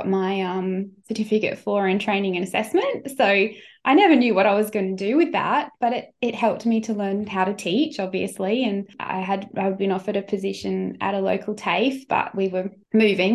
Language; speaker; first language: English; native; English